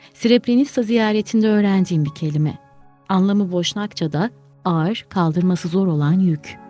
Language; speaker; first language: Turkish; native; Turkish